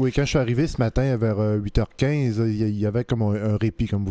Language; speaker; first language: French; native; French